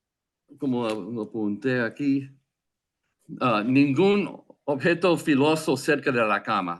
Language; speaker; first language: Spanish; non-native, fluent; English